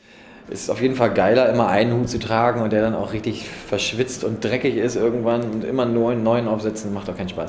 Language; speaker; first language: German; native; German